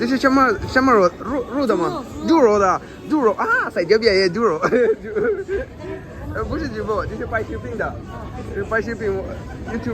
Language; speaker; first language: Chinese; non-native, learner; Malayalam